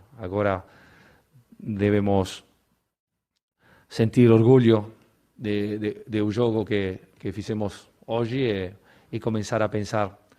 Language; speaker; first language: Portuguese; non-native, learner; Spanish